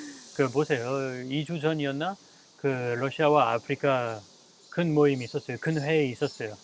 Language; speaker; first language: Korean; non-native, fluent; French